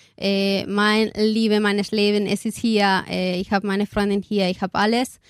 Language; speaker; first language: German; non-native, fluent; Spanish